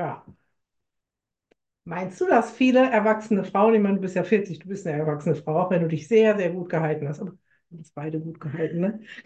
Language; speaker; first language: German; native; German